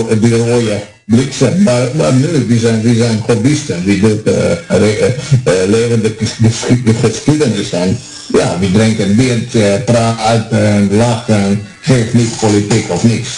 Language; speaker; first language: Dutch; non-native, learner; Croatian